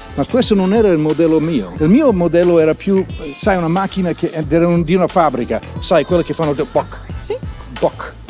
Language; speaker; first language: Italian; non-native, fluent; English